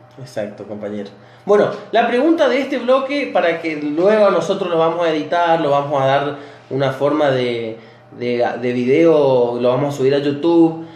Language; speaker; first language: Spanish; native; Spanish